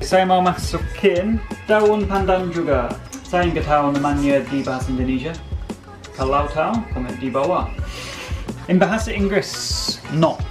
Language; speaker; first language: Indonesian; non-native, learner; English